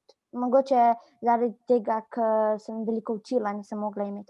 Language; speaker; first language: Slovenian; non-native, learner; Albanian